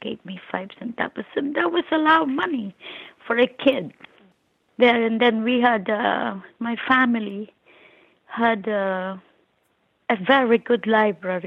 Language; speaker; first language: English; non-native, local second language; Filipino